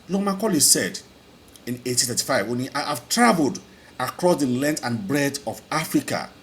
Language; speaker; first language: English; non-native, local second language; Yoruba